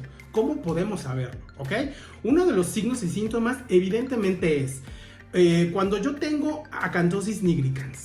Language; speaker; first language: Spanish; native; Spanish